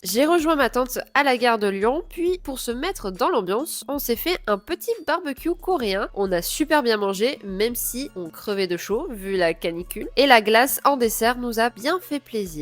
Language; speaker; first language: French; native; French